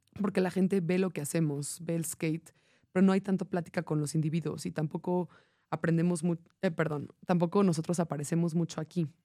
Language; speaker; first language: Spanish; non-native, fluent; English